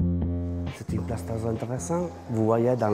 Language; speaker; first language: French; non-native, learner; Italian